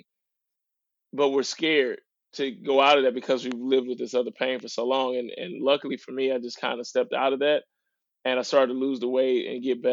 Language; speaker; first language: English; native; English